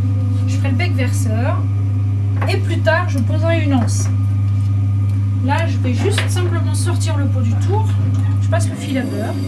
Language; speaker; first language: French; native; French